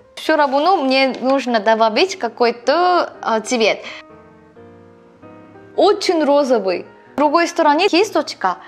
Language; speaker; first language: Russian; non-native, learner; Korean